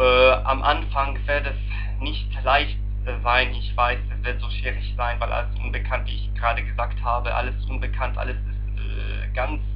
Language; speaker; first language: German; non-native, learner; Arabic